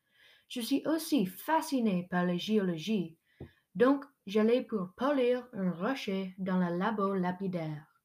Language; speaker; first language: French; non-native, local second language; English